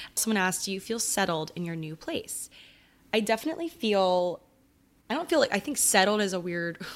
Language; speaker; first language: English; early bilingual, other home language; Italian